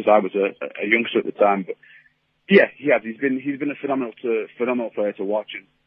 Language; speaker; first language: English; native; English